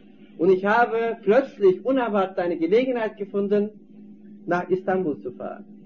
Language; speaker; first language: German; non-native, fluent; Turkish